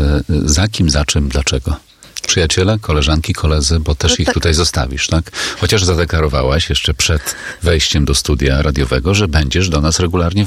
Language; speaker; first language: Polish; native; Polish